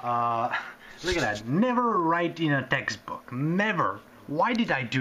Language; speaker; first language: English; non-native, fluent; Bulgarian